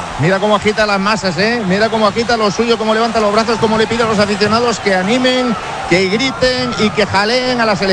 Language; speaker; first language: Spanish; native; Spanish